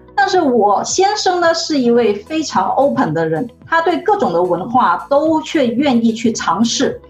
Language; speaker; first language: Chinese; native; Chinese